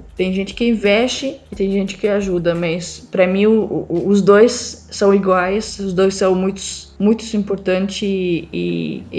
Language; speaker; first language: Portuguese; non-native, fluent; Arabic